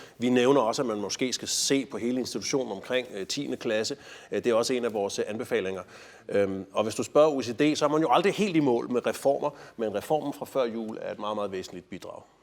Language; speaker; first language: Danish; native; Danish